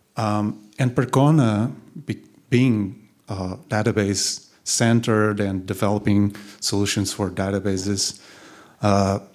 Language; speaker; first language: English; non-native, fluent; Portuguese